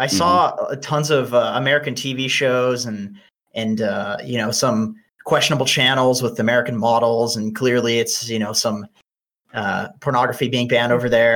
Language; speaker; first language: English; native; English